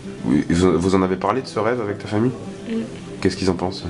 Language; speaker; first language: French; native; French